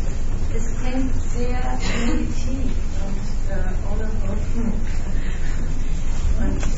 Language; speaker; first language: German; non-native, learner; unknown